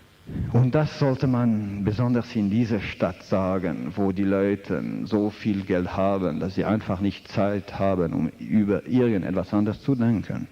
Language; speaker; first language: German; non-native, fluent; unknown